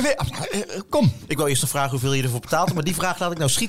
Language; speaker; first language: Dutch; native; Dutch